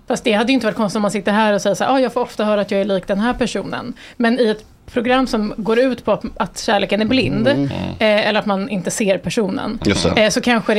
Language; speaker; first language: Swedish; native; Swedish